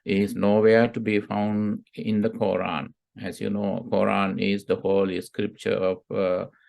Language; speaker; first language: English; non-native, local second language; Sinhala